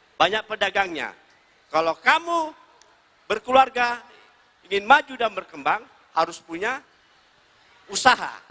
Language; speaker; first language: Indonesian; non-native, local second language; Batak Toba